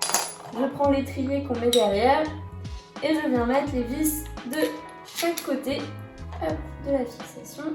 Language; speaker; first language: French; native; French